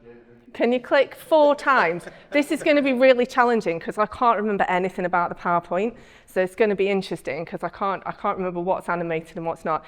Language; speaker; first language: English; native; English